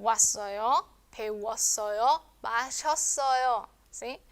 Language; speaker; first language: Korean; non-native, fluent; Spanish